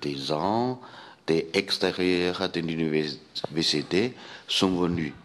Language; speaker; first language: French; non-native, fluent; Chinese